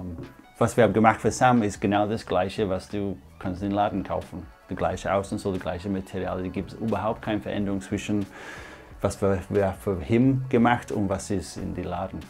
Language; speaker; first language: German; non-native, fluent; English